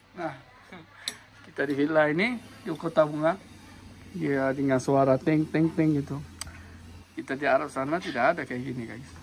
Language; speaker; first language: Indonesian; early bilingual, heritage; Arabic